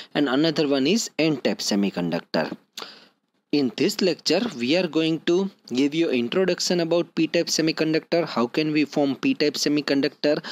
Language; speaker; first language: English; non-native, local second language; Gujarati